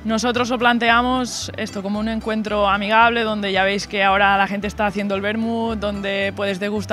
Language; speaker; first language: Spanish; native; Spanish